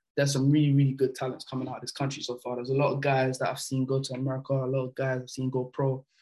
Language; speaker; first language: English; early bilingual, other home language; French